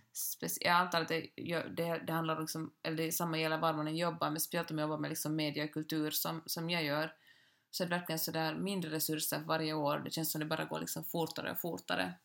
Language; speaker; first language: Swedish; native; Swedish